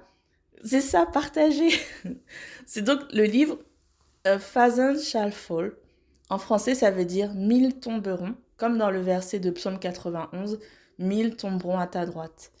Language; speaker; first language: French; native; French